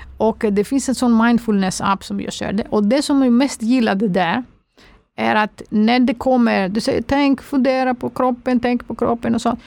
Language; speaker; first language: Swedish; non-native, fluent; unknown